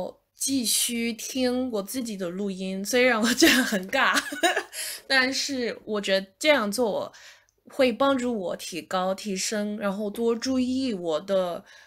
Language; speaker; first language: Chinese; non-native, fluent; English